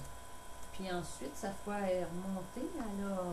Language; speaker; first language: French; native; French